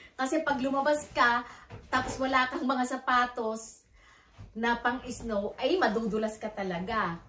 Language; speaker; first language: Filipino; native; Filipino